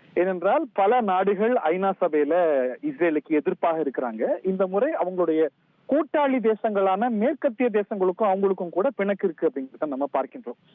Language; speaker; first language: Tamil; native; Tamil